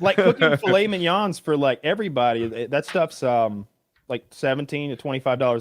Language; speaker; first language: English; native; English